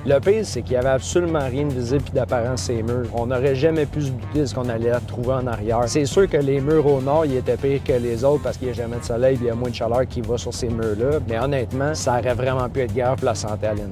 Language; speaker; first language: French; native; French